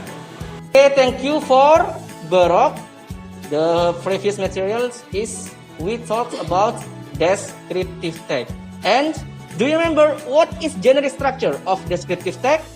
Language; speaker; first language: English; non-native, learner; Indonesian